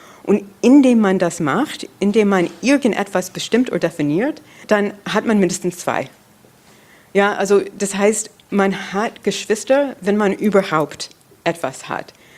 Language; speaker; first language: German; non-native, fluent; English